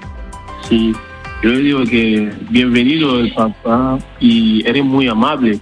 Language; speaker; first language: Spanish; non-native, learner; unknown